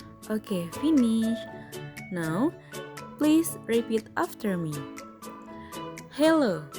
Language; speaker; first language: English; non-native, learner; Indonesian